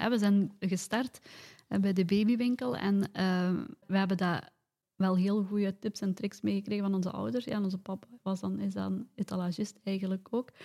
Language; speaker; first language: Dutch; native; Dutch